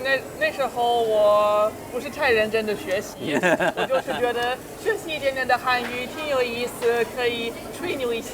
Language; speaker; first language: Chinese; non-native, fluent; German